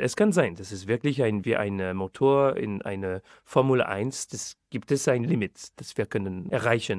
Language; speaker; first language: German; non-native, fluent; French